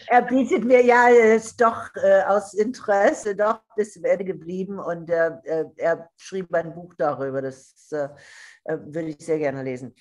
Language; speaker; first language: German; non-native, fluent; English